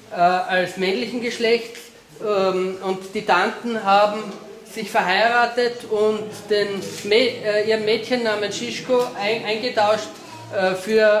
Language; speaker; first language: German; non-native, fluent; Slovenian